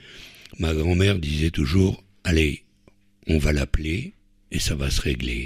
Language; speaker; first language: French; native; French